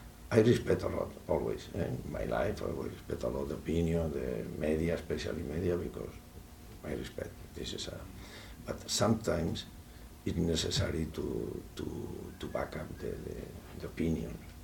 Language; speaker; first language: English; non-native, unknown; Spanish